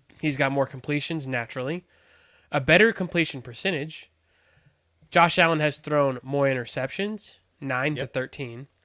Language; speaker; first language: English; native; English